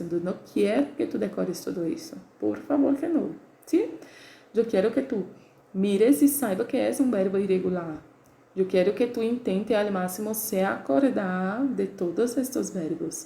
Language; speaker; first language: Spanish; non-native, learner; Portuguese